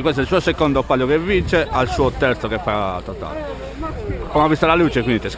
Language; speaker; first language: Italian; native; Italian